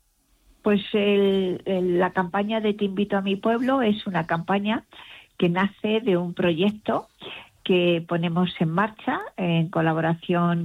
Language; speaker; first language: Spanish; native; Spanish